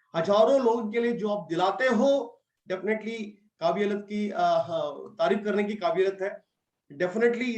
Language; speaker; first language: Hindi; non-native, local second language; Kannada